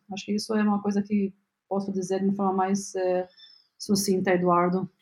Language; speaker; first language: Portuguese; non-native, fluent; Arabic